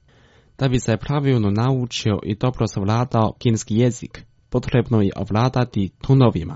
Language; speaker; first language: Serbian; non-native, fluent; Chinese